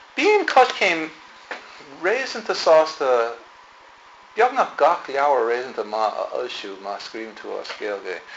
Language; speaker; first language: Irish; non-native, fluent; English